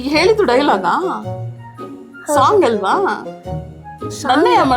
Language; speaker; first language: Kannada; native; Kannada